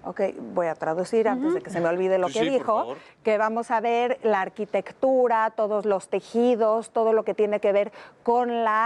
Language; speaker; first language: Spanish; native; Spanish